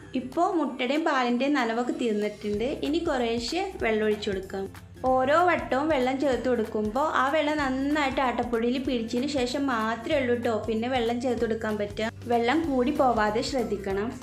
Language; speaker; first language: Malayalam; native; Malayalam